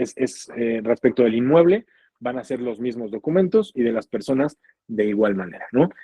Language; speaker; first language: Spanish; native; Spanish